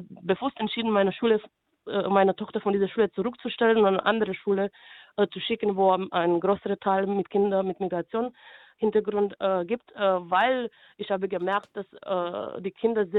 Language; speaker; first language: German; non-native, fluent; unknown